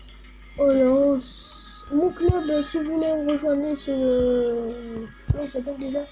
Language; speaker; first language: French; native; French